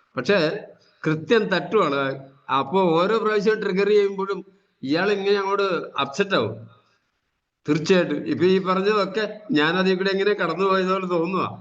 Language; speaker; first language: Malayalam; native; Malayalam